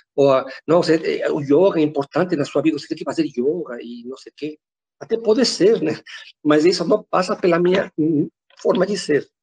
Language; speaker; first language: Portuguese; non-native, fluent; Spanish